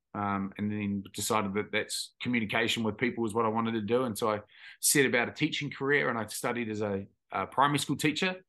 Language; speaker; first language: English; native; English